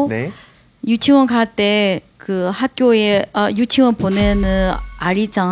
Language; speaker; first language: Korean; non-native, learner; Chinese